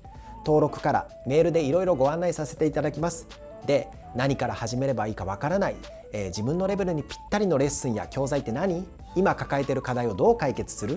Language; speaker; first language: Japanese; native; Japanese